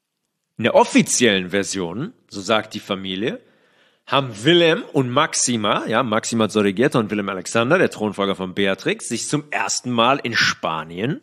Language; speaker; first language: German; native; German